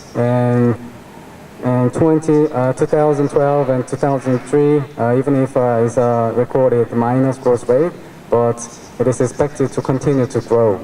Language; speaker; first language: English; non-native, fluent; Korean